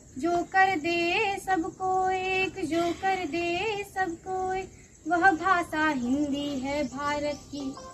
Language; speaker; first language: Hindi; native; Hindi